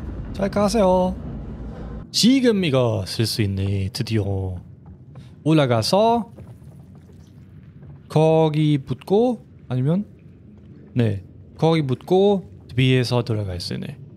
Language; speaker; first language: Korean; non-native, fluent; German